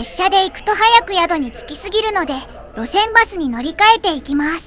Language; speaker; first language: Japanese; native; Japanese